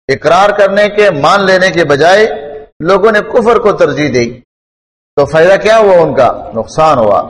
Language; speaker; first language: Urdu; non-native, local second language; Pashto